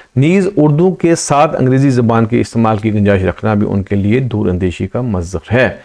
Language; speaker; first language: Urdu; non-native, local second language; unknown